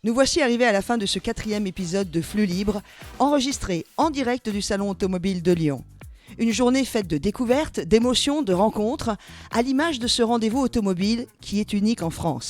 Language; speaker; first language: French; native; French